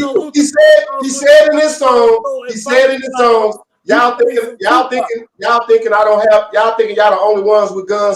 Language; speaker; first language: English; native; English